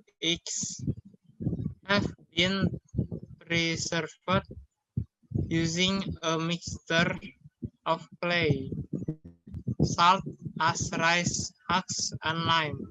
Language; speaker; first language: English; non-native, learner; Indonesian